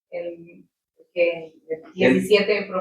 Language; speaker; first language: Spanish; native; Spanish